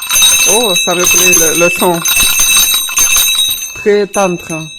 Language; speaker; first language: French; non-native, learner; Russian